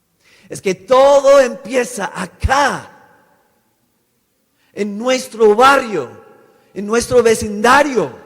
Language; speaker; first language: Spanish; non-native, fluent; English